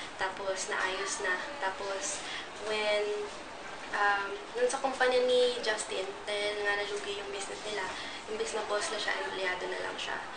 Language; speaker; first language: Filipino; native; Filipino